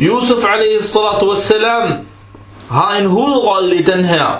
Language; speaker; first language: Danish; early bilingual, other home language; Arabic